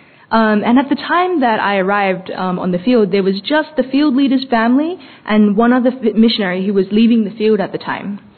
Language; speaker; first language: English; early bilingual, other home language; Chinese